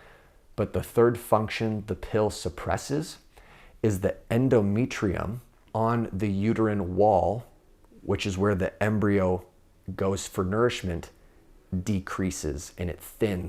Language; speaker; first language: English; native; English